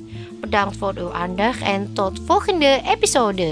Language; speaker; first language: Dutch; non-native, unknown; Indonesian